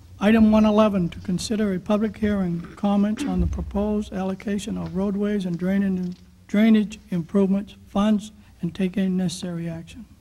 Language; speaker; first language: English; native; English